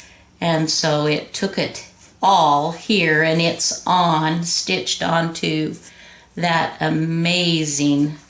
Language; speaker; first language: English; native; English